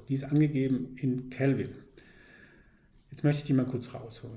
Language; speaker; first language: German; native; German